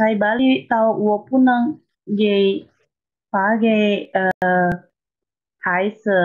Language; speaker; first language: Chinese; non-native, learner; Indonesian